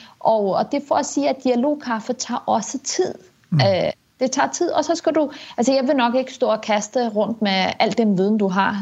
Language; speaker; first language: Danish; early bilingual, other home language; Kurdish